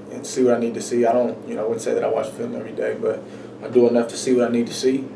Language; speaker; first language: English; native; English